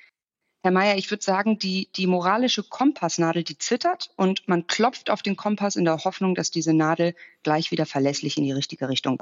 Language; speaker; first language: German; native; German